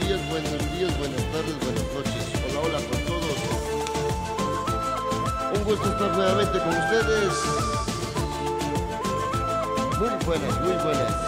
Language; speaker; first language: Spanish; native; Spanish